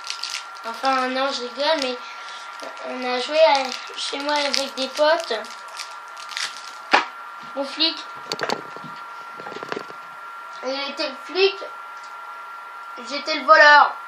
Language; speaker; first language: French; native; French